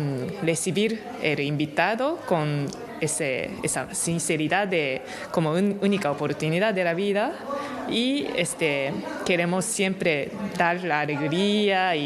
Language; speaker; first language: Spanish; non-native, fluent; Japanese